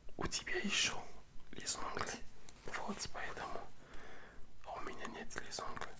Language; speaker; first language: Russian; non-native, learner; French